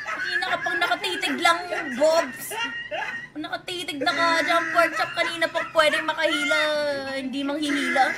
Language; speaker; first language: Filipino; early bilingual, heritage; Filipino